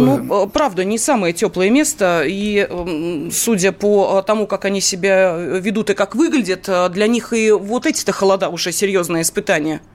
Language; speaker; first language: Russian; native; Russian